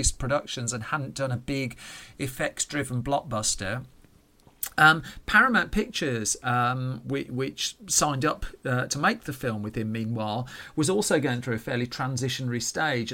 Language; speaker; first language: English; native; English